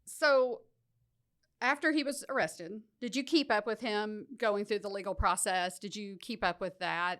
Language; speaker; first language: English; native; English